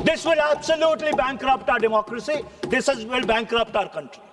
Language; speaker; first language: English; non-native, local second language; Hindi